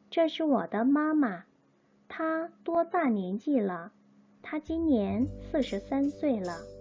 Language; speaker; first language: Chinese; non-native, fluent; Korean